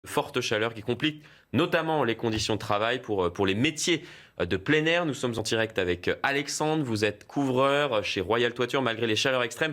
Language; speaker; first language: French; native; French